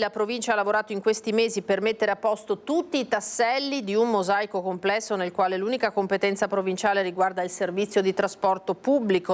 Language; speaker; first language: Italian; native; Italian